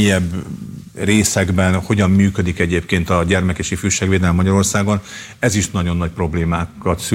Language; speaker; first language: Hungarian; native; Hungarian